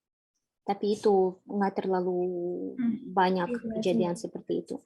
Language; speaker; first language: Indonesian; non-native, fluent; Ukrainian